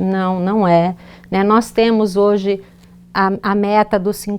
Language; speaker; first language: Portuguese; native; Portuguese